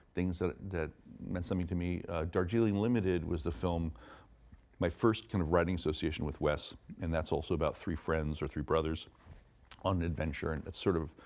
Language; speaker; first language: English; native; English